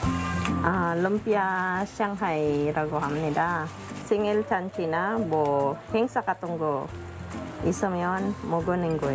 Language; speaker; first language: Korean; non-native, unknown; Filipino